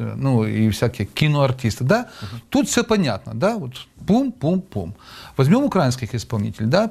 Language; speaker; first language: Russian; native; Russian